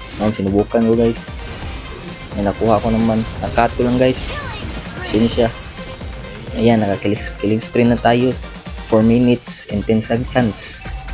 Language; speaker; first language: Filipino; non-native, local second language; Cebuano